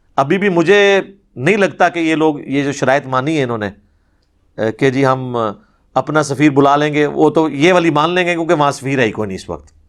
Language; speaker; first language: Urdu; non-native, local second language; Punjabi